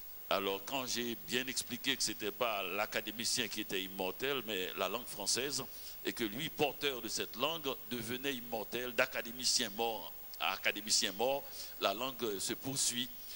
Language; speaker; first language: French; non-native, local second language; Haitian Creole